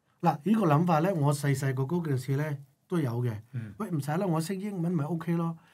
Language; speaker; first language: Cantonese; non-native, local second language; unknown